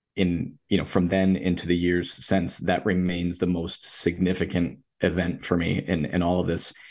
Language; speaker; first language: English; native; English